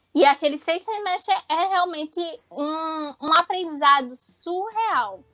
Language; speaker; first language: Portuguese; native; Portuguese